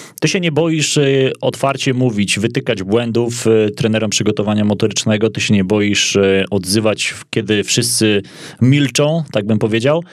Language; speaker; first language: Polish; native; Polish